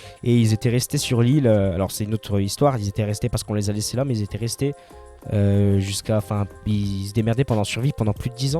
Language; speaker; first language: French; native; French